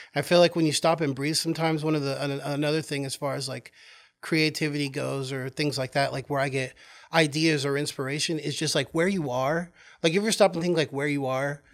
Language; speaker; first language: English; native; English